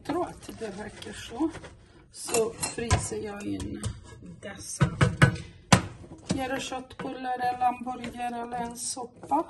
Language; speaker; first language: Swedish; non-native, learner; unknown